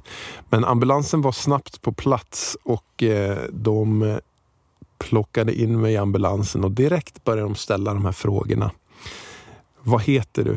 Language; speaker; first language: Swedish; native; Swedish